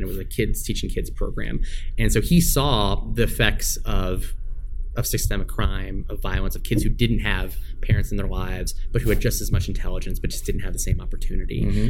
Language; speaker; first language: English; native; English